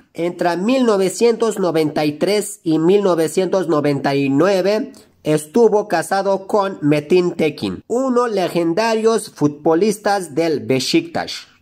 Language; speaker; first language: Spanish; non-native, fluent; Turkish